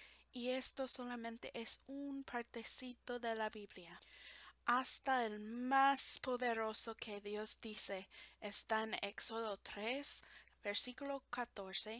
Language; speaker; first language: Spanish; non-native, fluent; English